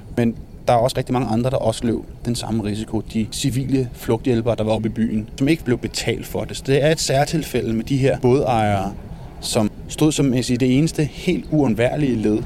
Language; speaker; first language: Danish; native; Danish